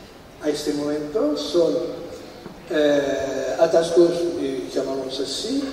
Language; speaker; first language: Spanish; non-native, fluent; French